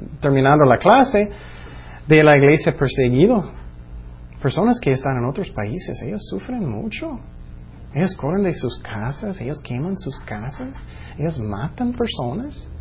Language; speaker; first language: Spanish; non-native, fluent; English